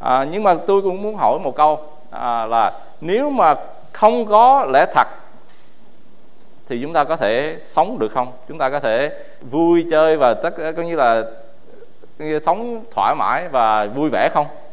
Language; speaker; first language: Vietnamese; early bilingual, heritage; Vietnamese